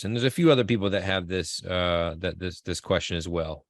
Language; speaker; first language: English; native; English